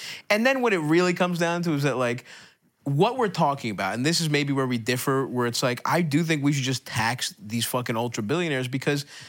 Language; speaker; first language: English; native; English